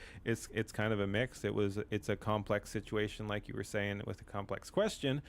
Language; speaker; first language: English; native; English